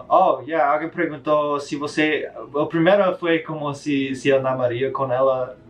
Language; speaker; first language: Portuguese; non-native, learner; English